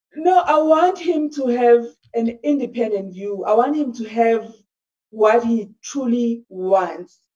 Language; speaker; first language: English; non-native, local second language; Zulu